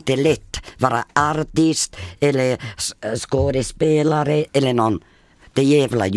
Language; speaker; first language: Swedish; non-native, fluent; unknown